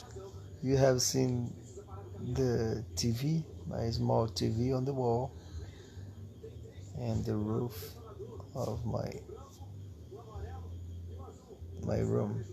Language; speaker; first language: English; non-native, fluent; Portuguese